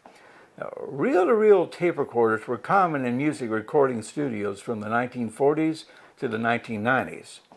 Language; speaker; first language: English; native; English